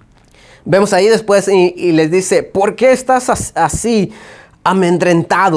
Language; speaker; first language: Spanish; native; Spanish